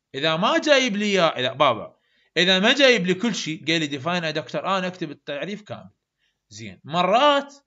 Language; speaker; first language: Arabic; native; Arabic